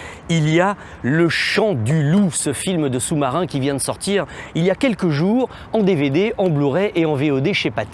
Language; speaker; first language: French; native; French